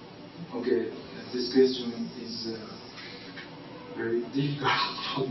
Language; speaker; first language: English; non-native, learner; Japanese